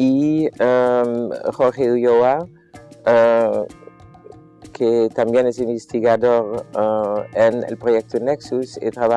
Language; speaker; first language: Spanish; non-native, fluent; Dutch